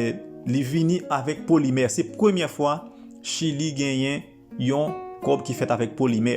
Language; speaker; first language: French; non-native, local second language; Haitian Creole